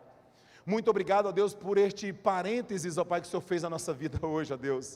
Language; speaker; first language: Portuguese; native; Portuguese